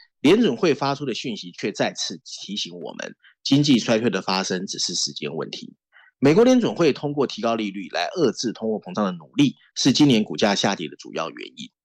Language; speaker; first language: Chinese; native; Chinese